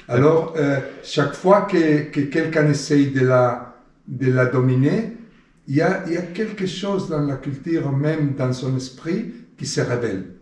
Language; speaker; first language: French; non-native, fluent; Spanish